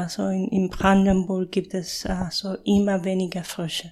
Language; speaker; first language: German; non-native, fluent; Spanish